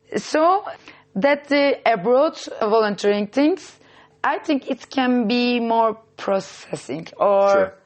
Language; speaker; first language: English; non-native, fluent; Turkish